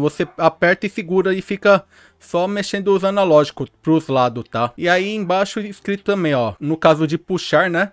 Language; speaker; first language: Portuguese; native; Portuguese